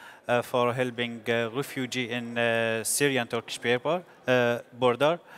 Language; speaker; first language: English; non-native, learner; Arabic